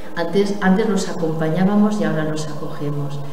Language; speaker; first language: Spanish; native; Spanish